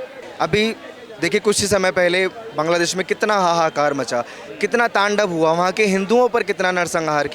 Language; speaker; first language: Hindi; native; Hindi